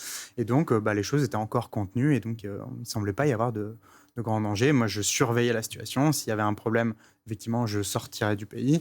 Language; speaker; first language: French; native; French